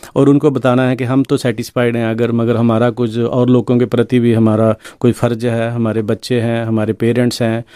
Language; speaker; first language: Hindi; non-native, local second language; Punjabi